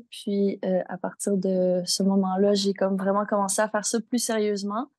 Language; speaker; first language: French; native; French